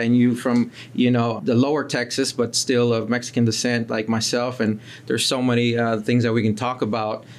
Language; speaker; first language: English; early bilingual, other home language; Spanish